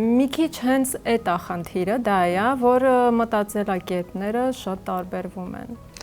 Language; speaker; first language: Armenian; early bilingual, heritage; Armenian